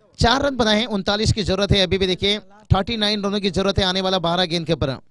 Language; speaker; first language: Hindi; non-native, local second language; Marathi